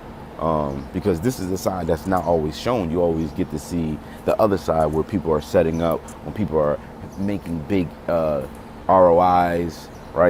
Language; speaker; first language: English; native; English